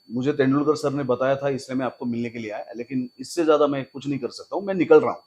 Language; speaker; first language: Hindi; non-native, local second language; Marathi